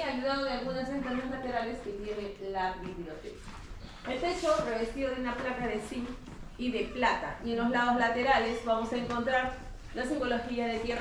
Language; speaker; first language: Spanish; native; Spanish